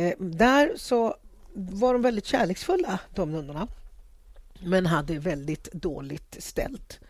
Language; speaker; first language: Swedish; early bilingual, other home language; Spanish